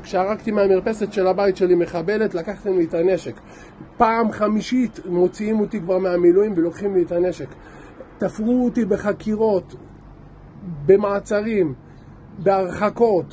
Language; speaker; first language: Hebrew; native; Hebrew